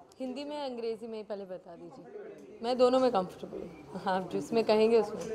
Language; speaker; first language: Hindi; native; Hindi